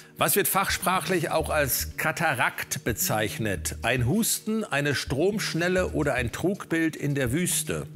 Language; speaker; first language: German; native; German